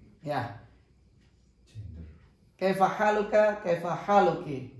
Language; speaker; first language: Arabic; non-native, fluent; Indonesian